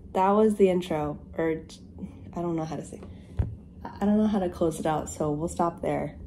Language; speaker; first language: English; early bilingual, other home language; Chinese